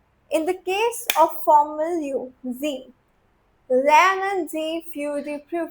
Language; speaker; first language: German; non-native, fluent; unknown